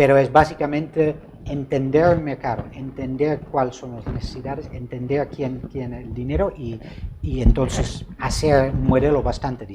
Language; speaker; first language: Spanish; non-native, fluent; Dutch